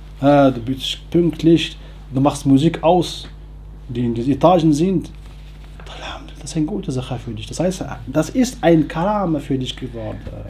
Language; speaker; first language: German; non-native, fluent; Arabic